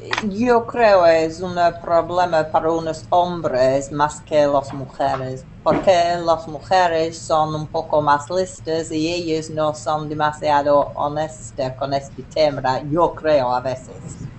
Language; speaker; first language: Spanish; non-native, learner; English